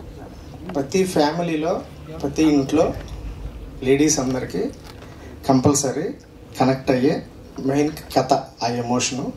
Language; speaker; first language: Telugu; native; Telugu